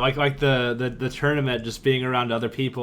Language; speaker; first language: English; native; English